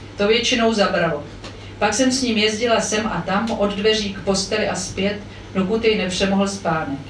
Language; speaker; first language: Czech; native; Czech